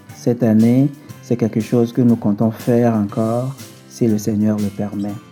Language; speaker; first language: French; non-native, local second language; Ewe